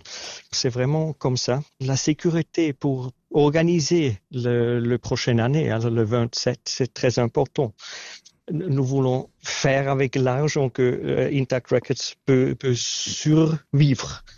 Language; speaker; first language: French; non-native, local second language; German